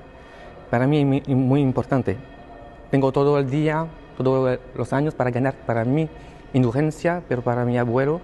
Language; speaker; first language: Spanish; non-native, learner; French